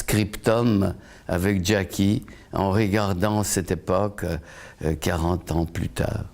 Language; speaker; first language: French; non-native, fluent; Polish